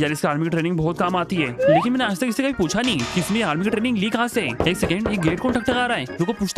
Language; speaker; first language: Hindi; native; Hindi